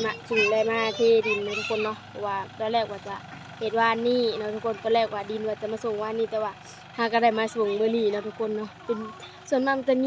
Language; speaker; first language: Thai; non-native, local second language; Lao